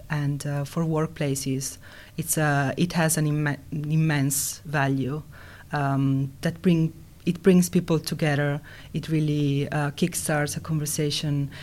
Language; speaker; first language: English; non-native, fluent; Italian